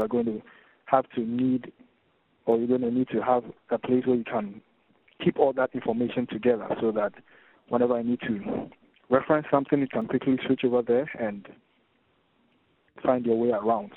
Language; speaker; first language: English; non-native, local second language; Akan